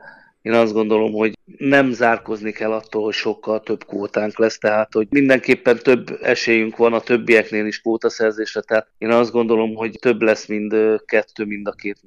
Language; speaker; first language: Hungarian; native; Hungarian